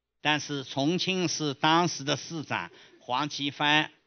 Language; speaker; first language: Chinese; native; Chinese